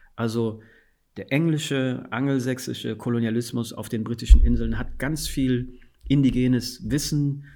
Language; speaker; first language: German; non-native, fluent; Fula